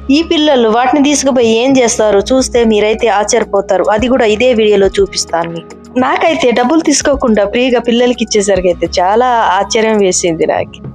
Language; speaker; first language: Telugu; non-native, local second language; Koya